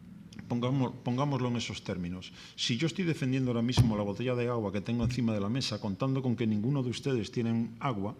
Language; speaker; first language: Spanish; native; Spanish